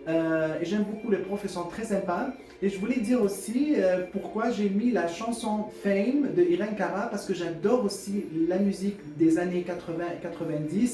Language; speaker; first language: French; non-native, fluent; Arabic